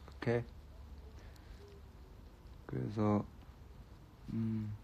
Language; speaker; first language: Korean; non-native, learner; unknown